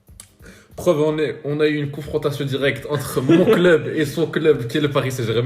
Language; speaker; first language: French; native; French